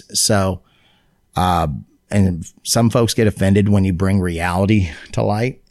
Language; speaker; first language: English; native; English